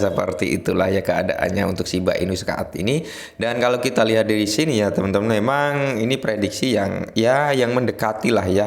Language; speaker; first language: Indonesian; native; Indonesian